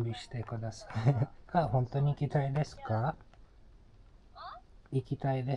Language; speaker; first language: Japanese; non-native, learner; English